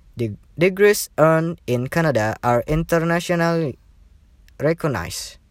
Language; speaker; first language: English; non-native, learner; Indonesian